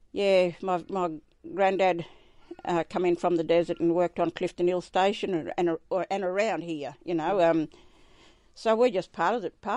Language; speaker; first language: English; native; English